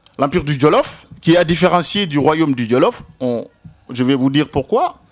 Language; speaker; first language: French; non-native, local second language; Wolof